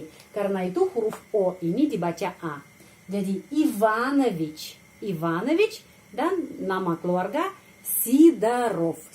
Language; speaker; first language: Indonesian; non-native, fluent; Russian